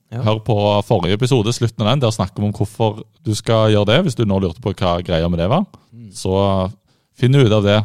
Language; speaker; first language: Norwegian; native; Norwegian